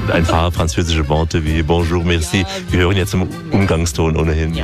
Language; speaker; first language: German; native; German